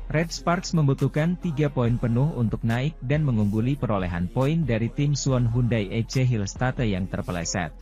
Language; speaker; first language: Indonesian; native; Indonesian